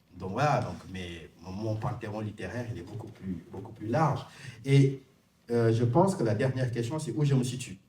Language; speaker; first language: French; non-native, local second language; Wolof